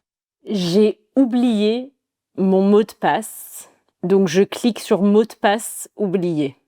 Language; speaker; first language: French; native; French